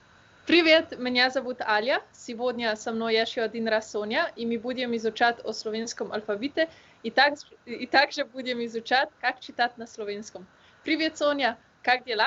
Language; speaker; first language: Russian; non-native, learner; Slovenian